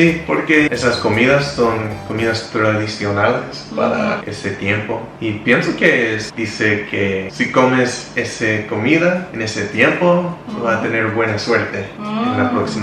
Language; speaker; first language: Spanish; non-native, fluent; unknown